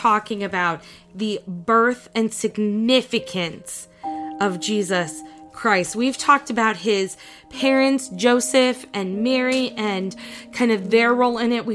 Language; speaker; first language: English; native; English